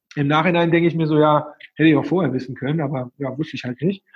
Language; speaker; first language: German; native; German